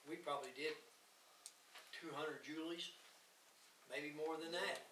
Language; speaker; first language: English; native; English